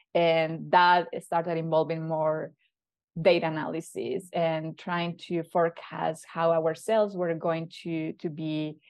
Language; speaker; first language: English; non-native, fluent; Spanish